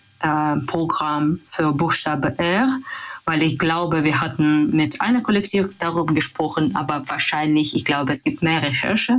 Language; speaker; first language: German; non-native, learner; Russian